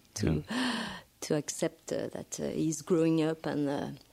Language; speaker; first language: English; non-native, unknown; French